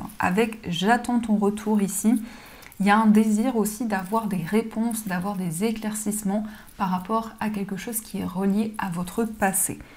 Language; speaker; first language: French; native; French